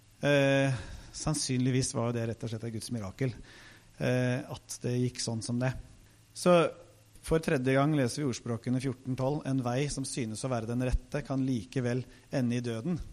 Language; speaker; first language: Norwegian; native; Norwegian